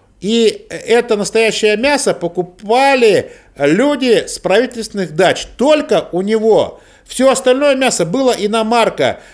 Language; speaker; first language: Russian; native; Russian